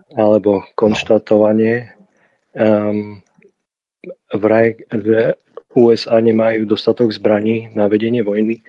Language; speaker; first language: Slovak; native; Slovak